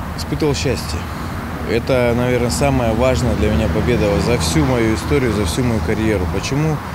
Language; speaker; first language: Russian; native; Russian